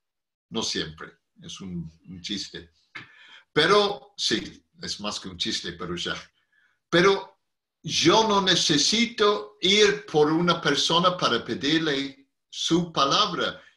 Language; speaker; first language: Spanish; non-native, fluent; English